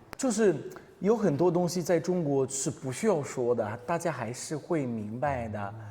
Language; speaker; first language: Chinese; non-native, fluent; Italian